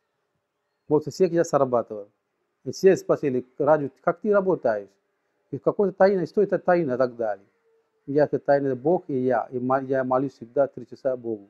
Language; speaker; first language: Russian; non-native, learner; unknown